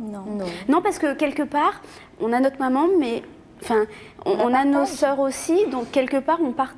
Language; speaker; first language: French; native; French